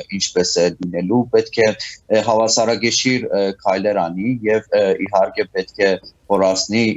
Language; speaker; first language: Armenian; early bilingual, heritage; Armenian